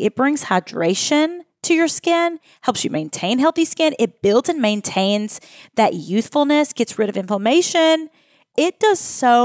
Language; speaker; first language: English; native; English